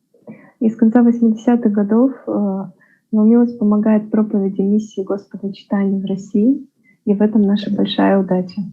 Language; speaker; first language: Russian; native; Russian